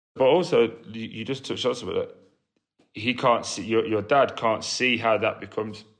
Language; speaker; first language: English; native; English